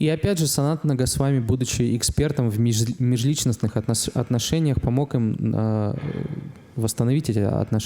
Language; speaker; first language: Russian; native; Russian